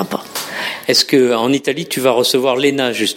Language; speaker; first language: French; native; French